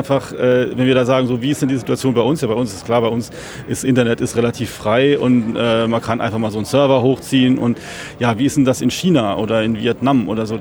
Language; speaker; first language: German; native; German